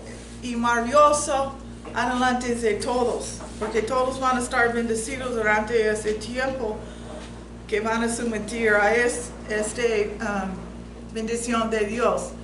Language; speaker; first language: Spanish; non-native, fluent; English